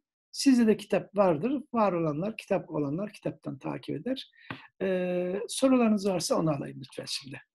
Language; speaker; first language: Turkish; native; Turkish